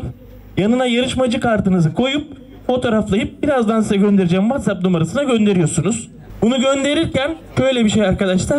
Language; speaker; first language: Turkish; native; Turkish